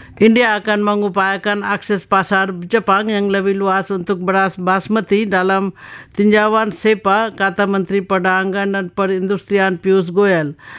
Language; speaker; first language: Indonesian; non-native, fluent; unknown